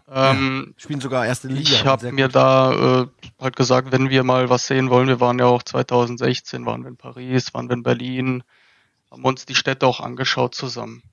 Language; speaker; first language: German; native; German